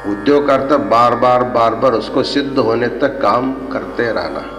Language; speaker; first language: Hindi; non-native, local second language; Kannada